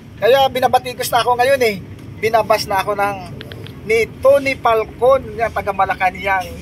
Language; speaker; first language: Filipino; native; Filipino